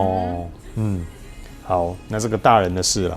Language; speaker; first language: Chinese; native; Chinese